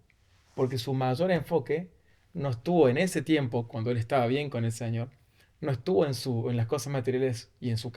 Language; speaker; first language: Spanish; native; Spanish